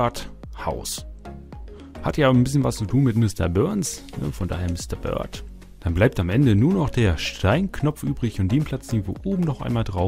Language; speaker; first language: German; native; German